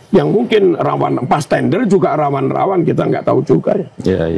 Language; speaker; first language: Indonesian; native; Indonesian